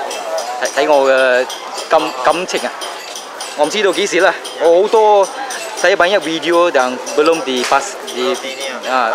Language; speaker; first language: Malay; non-native, local second language; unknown